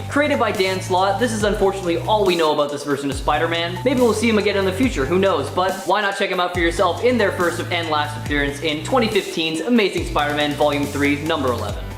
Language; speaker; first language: English; native; English